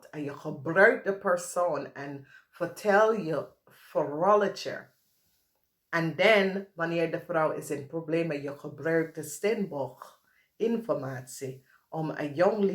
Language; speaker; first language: Dutch; non-native, fluent; English